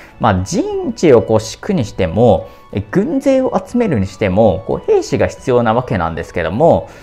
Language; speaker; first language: Japanese; native; Japanese